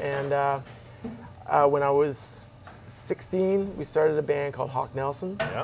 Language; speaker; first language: English; native; English